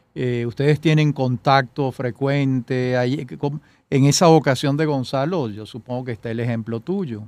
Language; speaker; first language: Spanish; native; Spanish